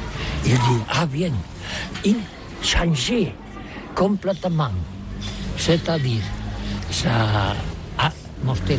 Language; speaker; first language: French; non-native, learner; Catalan